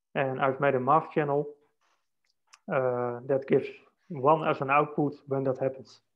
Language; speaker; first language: English; non-native, fluent; Dutch